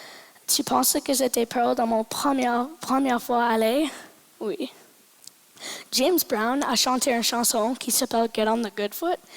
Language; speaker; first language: French; non-native, local second language; English